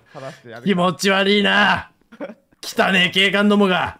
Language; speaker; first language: Japanese; native; Japanese